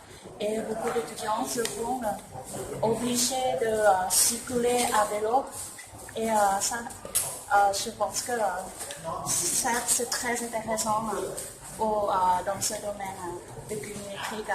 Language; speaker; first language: French; non-native, learner; Thai